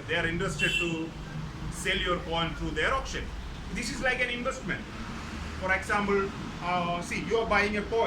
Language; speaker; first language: English; non-native, local second language; Malayalam